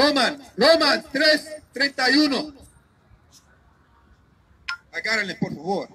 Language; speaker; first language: Spanish; non-native, learner; English